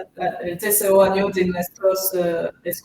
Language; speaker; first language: Spanish; non-native, learner; French